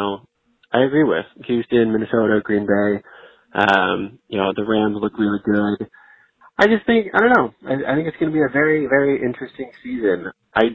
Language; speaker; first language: English; native; English